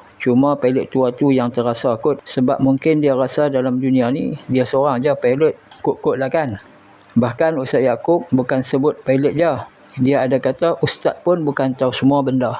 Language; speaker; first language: Malay; native; Malay